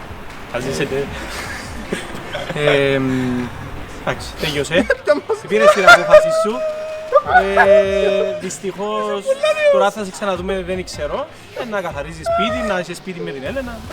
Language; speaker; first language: Greek; native; Greek